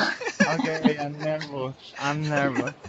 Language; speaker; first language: English; non-native, learner; Spanish